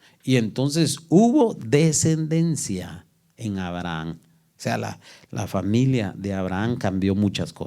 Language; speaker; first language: Spanish; native; Spanish